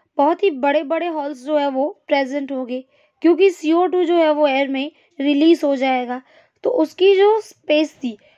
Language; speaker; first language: Hindi; non-native, local second language; Gujarati